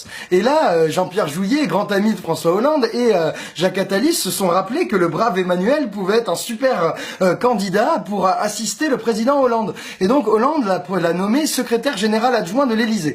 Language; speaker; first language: French; native; French